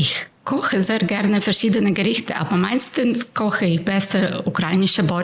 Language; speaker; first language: German; non-native, fluent; Ukrainian